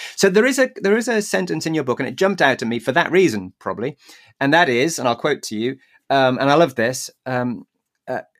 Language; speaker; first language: English; native; English